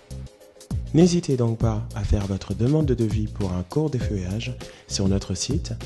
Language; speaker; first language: French; native; French